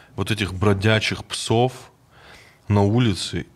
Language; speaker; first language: Russian; native; Russian